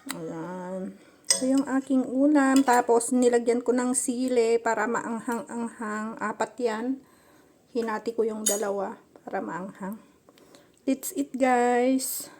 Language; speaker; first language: Filipino; non-native, local second language; Iloko